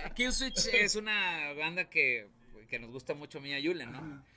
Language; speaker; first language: Spanish; native; Spanish